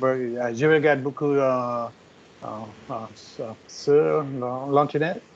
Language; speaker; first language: French; non-native, learner; English